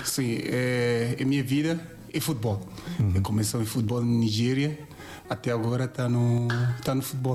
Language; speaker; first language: Portuguese; non-native, learner; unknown